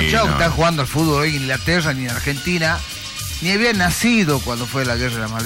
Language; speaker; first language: Spanish; native; Spanish